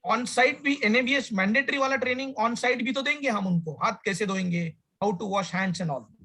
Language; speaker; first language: Hindi; non-native, local second language; Marathi